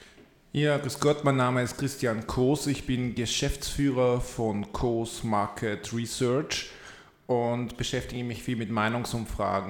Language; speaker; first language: German; non-native, learner; Czech